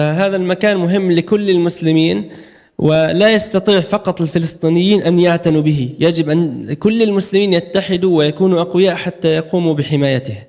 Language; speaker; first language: Arabic; native; Arabic